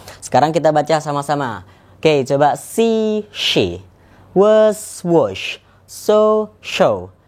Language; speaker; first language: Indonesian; native; Indonesian